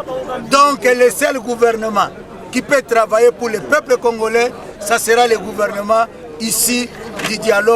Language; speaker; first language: French; non-native, local second language; Lingala